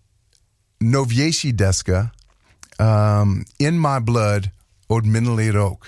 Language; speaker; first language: Czech; non-native, learner; English